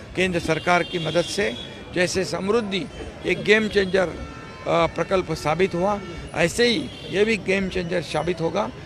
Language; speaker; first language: Hindi; non-native, local second language; Marathi